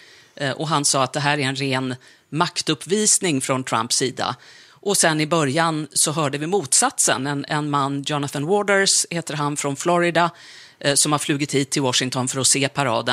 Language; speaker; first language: Swedish; native; Swedish